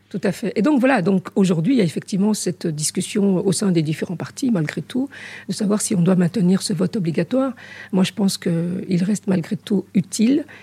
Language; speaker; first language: French; early bilingual, other home language; Arabic